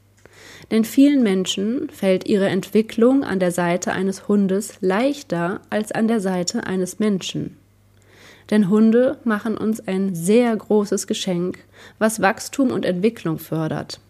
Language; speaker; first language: German; native; German